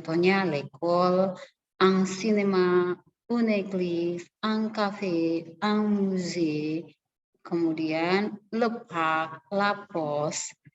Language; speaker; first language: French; non-native, learner; Indonesian